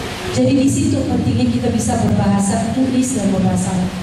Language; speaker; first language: Indonesian; non-native, fluent; Malay